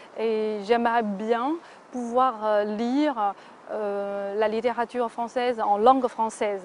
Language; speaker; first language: French; non-native, fluent; Chinese